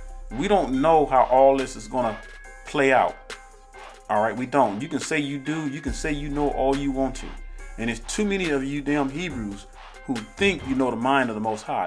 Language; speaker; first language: English; native; English